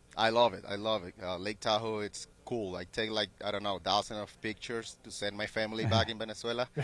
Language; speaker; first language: English; non-native, learner; Spanish